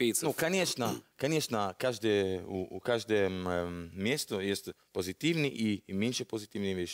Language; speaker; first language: Russian; non-native, learner; Italian